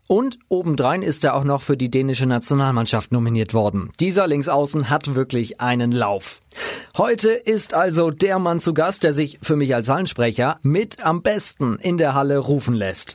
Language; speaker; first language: German; native; German